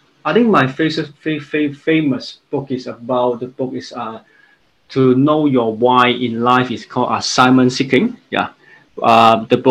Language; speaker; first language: English; non-native, local second language; Cantonese